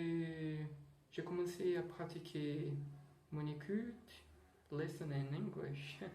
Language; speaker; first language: French; non-native, learner; Portuguese